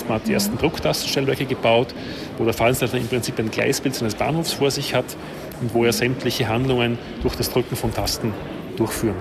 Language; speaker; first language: German; native; German